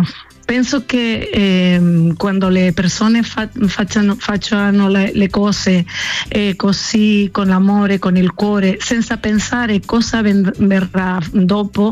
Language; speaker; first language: Italian; non-native, fluent; Spanish